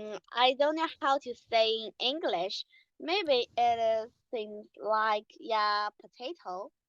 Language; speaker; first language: English; non-native, learner; Chinese